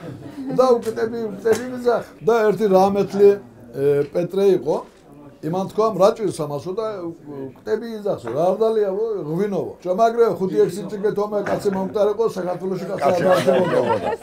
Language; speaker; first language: Georgian; early bilingual, heritage; Georgian